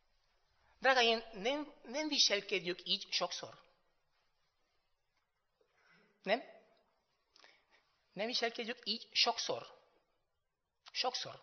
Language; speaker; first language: Hungarian; non-native, fluent; Spanish